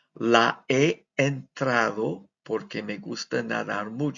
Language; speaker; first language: Spanish; non-native, fluent; English